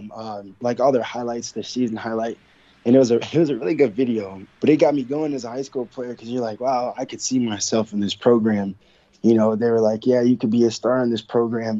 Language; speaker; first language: English; native; English